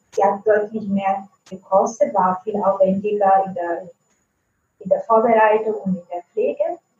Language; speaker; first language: German; non-native, fluent; Italian